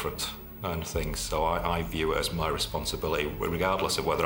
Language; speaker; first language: English; native; English